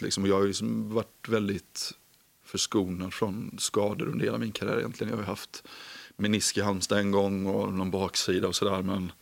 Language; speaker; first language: Swedish; native; Swedish